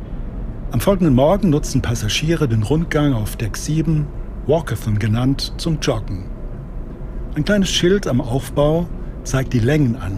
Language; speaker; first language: German; native; German